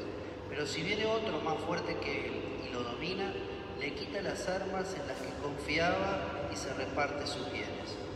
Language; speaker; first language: Spanish; native; Spanish